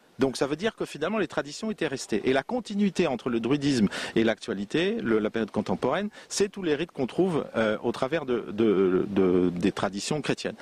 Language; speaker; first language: French; non-native, local second language; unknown